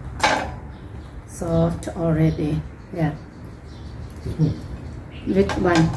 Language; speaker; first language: English; non-native, learner; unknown